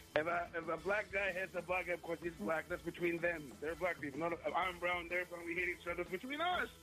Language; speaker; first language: English; non-native, fluent; Arabic